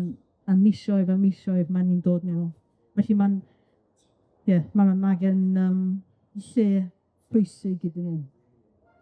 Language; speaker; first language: Welsh; non-native, local second language; English